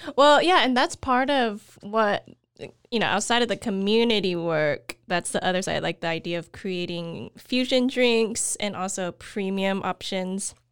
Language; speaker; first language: English; native; English